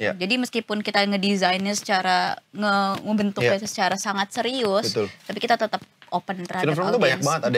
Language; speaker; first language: Indonesian; native; Indonesian